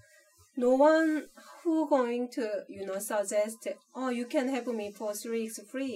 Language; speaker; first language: English; non-native, fluent; Korean